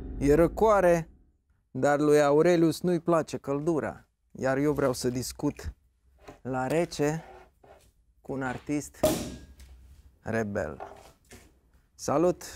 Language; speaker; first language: Romanian; native; Romanian